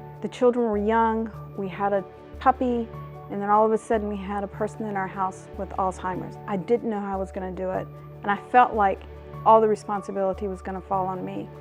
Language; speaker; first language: English; native; English